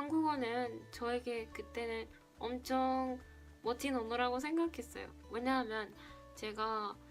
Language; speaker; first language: Korean; non-native, fluent; Spanish